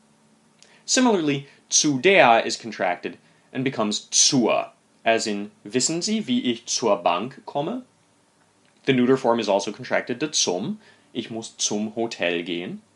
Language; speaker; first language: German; non-native, fluent; English